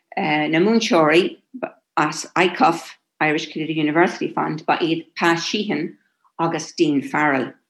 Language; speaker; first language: Irish; non-native, local second language; English